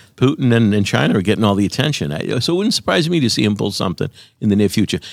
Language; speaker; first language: English; native; English